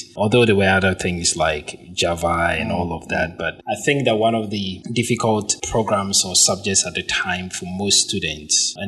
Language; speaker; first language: English; non-native, local second language; Akan